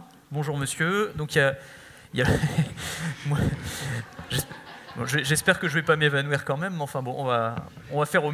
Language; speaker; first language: French; native; French